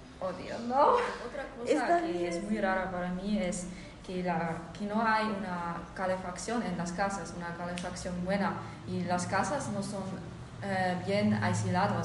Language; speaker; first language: Spanish; non-native, fluent; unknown